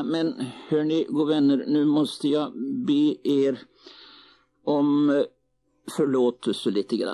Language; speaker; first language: Swedish; native; Swedish